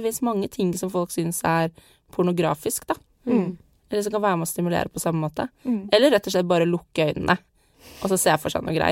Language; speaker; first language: Norwegian; native; Norwegian